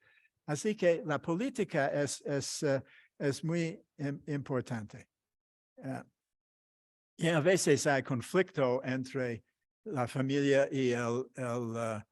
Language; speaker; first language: Spanish; non-native, fluent; English